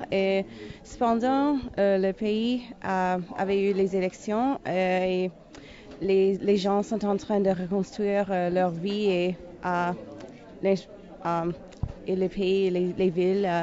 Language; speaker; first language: French; non-native, fluent; English